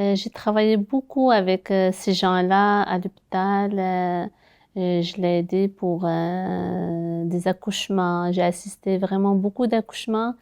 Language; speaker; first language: French; non-native, local second language; Arabic